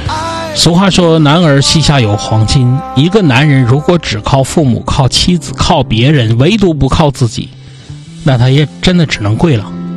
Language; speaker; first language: Chinese; native; Chinese